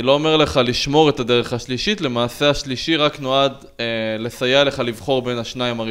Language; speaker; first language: Hebrew; native; Hebrew